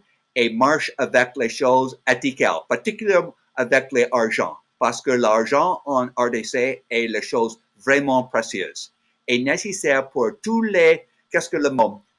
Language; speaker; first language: French; non-native, learner; English